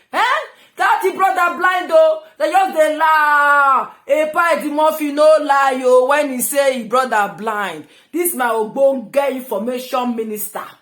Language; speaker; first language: Nigerian Pidgin; non-native, local second language; Igbo